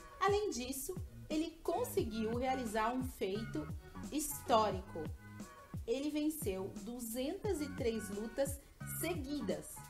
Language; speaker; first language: Portuguese; native; Portuguese